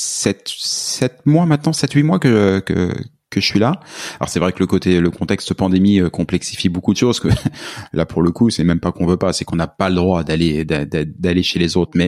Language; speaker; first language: French; native; French